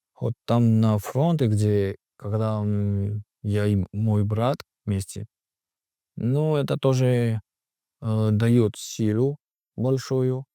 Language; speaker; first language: Russian; non-native, learner; Georgian